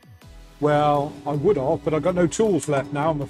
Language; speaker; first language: English; native; English